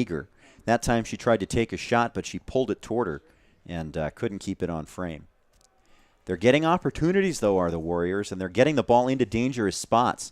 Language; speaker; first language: English; native; English